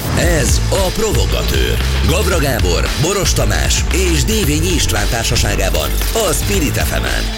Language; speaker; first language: Hungarian; native; Hungarian